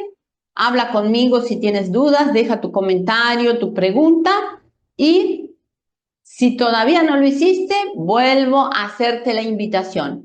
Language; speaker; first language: Spanish; non-native, fluent; Portuguese